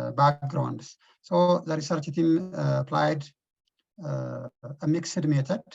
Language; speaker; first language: English; non-native, local second language; Amharic